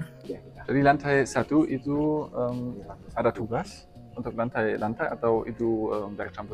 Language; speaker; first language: Indonesian; non-native, learner; German